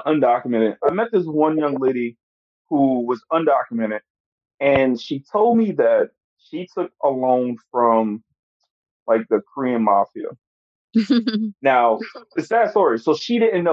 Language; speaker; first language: English; native; English